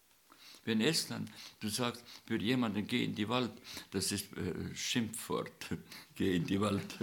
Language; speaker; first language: German; non-native, learner; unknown